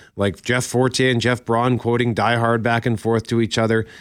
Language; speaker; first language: English; native; English